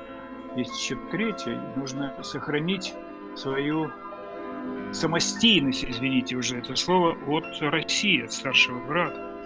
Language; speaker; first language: Russian; native; Russian